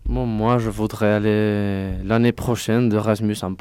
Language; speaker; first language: French; non-native, fluent; Spanish